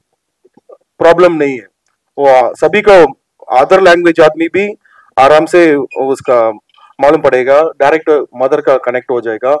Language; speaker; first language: Hindi; non-native, local second language; Telugu